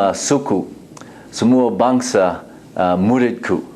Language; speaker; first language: Indonesian; non-native, fluent; English